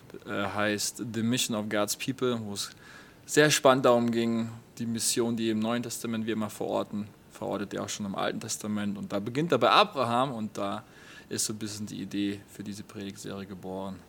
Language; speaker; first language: German; native; German